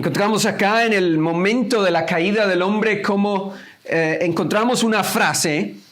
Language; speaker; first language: Spanish; native; Spanish